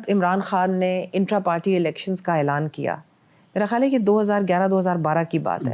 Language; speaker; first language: Urdu; non-native, local second language; Punjabi